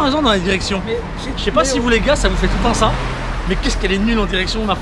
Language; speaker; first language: French; native; French